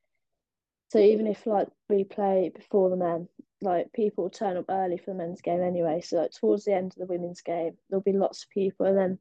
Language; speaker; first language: English; native; English